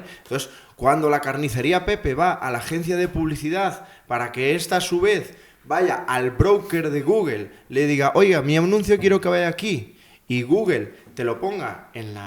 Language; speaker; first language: Spanish; native; Spanish